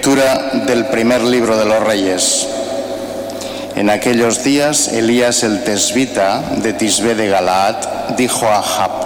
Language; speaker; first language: Spanish; native; Spanish